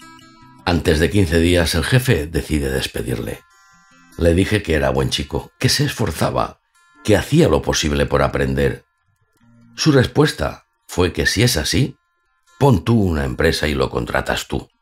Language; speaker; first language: Spanish; native; Spanish